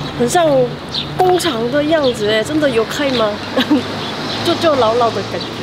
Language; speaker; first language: Chinese; non-native, fluent; Korean